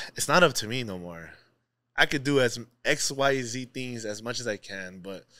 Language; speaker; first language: English; native; English